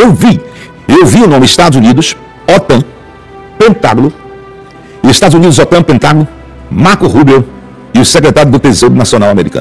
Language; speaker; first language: Portuguese; native; Portuguese